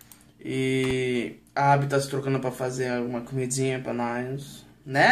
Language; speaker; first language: Portuguese; native; Portuguese